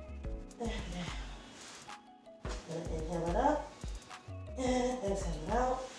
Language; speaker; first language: English; native; English